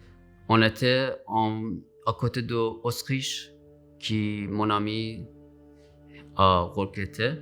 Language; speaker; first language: French; non-native, learner; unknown